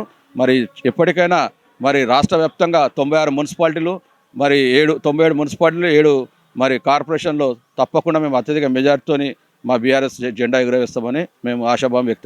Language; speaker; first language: Telugu; native; Telugu